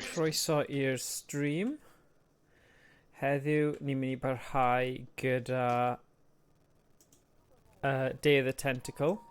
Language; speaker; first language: Welsh; native; Welsh